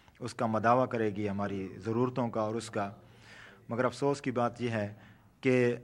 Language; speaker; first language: Urdu; non-native, local second language; Saraiki